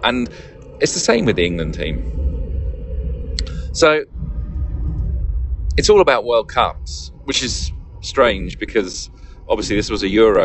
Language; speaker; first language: English; native; English